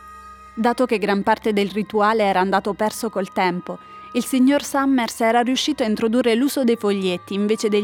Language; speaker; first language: Italian; native; Italian